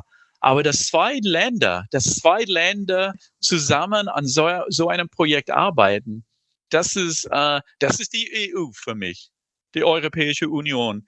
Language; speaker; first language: German; non-native, fluent; English